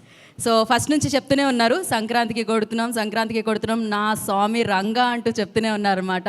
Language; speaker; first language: Telugu; native; Telugu